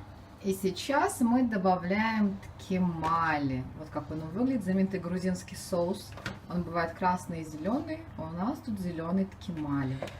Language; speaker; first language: Russian; native; Russian